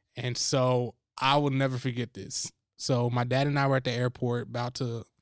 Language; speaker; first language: English; native; English